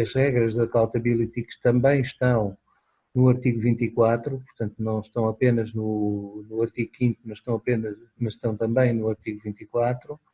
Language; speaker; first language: Portuguese; native; Portuguese